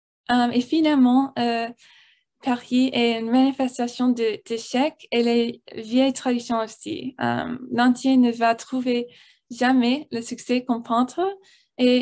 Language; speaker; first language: French; non-native, learner; English